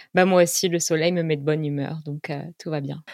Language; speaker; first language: French; native; French